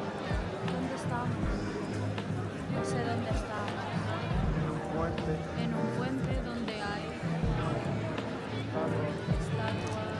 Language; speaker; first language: Spanish; non-native, fluent; Filipino